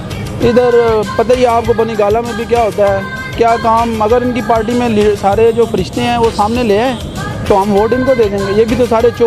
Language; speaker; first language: Urdu; native; Urdu